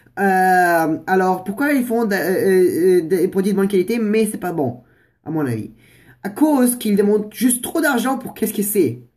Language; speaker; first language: French; non-native, fluent; Russian